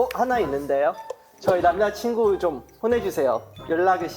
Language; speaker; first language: Korean; non-native, fluent; Chinese